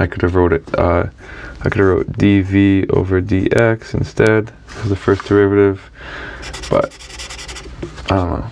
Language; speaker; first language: English; native; English